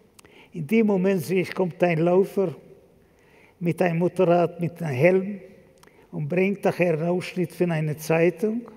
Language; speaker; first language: German; non-native, fluent; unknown